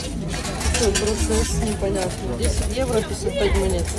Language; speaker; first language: Russian; non-native, local second language; Ukrainian